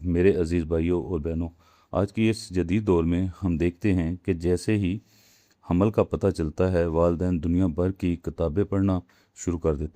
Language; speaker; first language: Urdu; native; Urdu